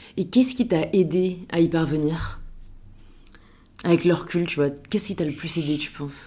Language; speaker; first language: French; native; French